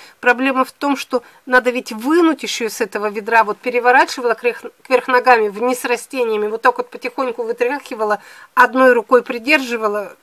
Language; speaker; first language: Russian; native; Russian